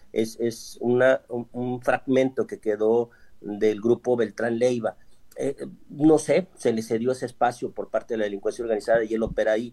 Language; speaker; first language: Spanish; native; Spanish